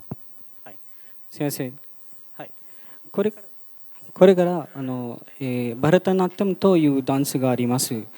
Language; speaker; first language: Japanese; non-native, fluent; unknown